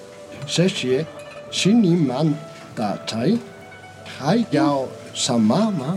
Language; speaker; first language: Chinese; non-native, learner; Spanish